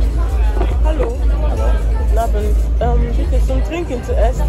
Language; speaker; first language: German; non-native, learner; Igbo